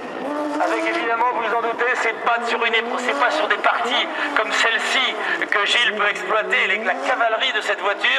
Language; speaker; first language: French; native; French